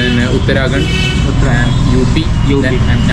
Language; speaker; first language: English; non-native, local second language; Malayalam